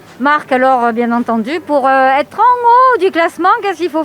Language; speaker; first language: French; native; French